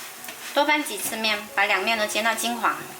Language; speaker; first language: Chinese; native; Chinese